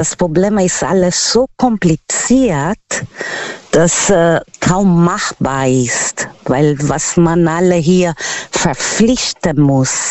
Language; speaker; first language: German; non-native, fluent; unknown